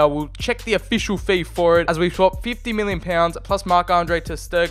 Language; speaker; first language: English; native; English